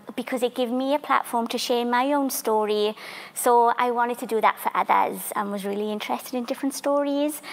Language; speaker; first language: English; native; English